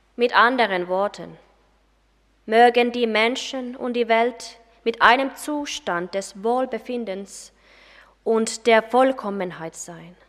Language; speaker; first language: German; non-native, fluent; Finnish